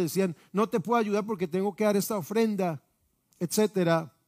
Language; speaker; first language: Spanish; native; Spanish